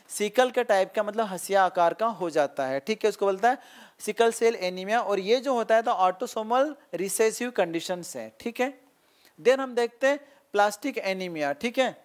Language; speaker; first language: Hindi; non-native, local second language; Marathi